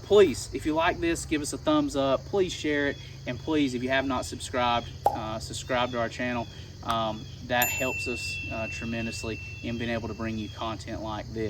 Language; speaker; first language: English; native; English